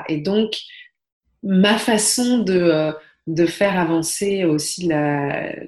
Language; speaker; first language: French; native; French